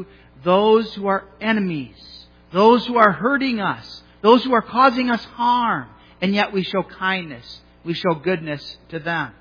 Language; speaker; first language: English; native; English